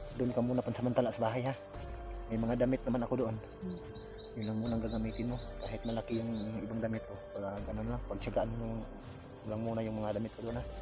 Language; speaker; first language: Filipino; non-native, local second language; Cebuano